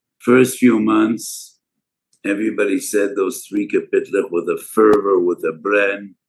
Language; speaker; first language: English; non-native, fluent; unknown